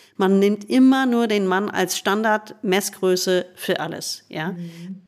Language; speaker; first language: German; non-native, fluent; English